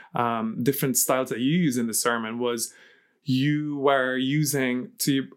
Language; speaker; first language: English; early bilingual, heritage; Arabic